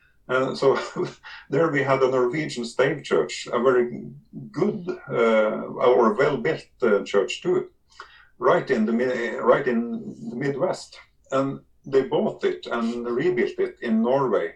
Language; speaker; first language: English; non-native, fluent; Norwegian